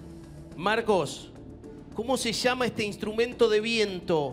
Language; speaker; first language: Spanish; native; Spanish